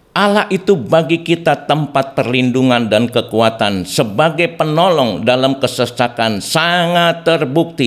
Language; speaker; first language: Indonesian; native; Indonesian